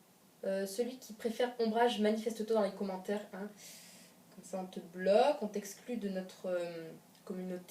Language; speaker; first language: French; native; French